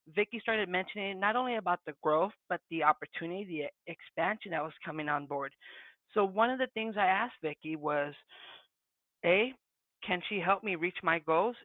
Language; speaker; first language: English; early bilingual, other home language; Spanish